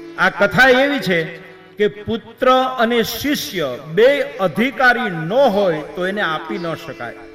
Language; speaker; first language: Gujarati; native; Gujarati